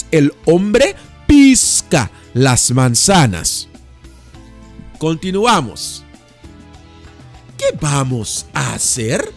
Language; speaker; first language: Spanish; non-native, fluent; Dutch